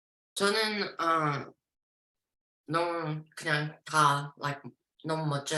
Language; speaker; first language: Korean; early bilingual, heritage; Korean